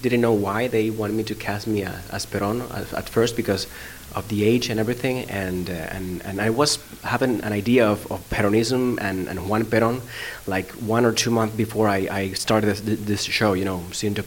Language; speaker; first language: English; non-native, fluent; Spanish